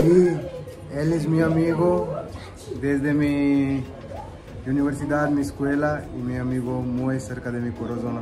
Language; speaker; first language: Spanish; non-native, learner; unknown